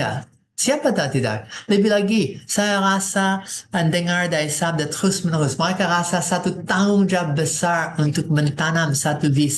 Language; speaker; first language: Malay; non-native, fluent; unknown